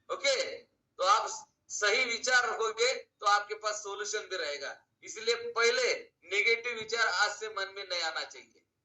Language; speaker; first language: Hindi; non-native, local second language; Marathi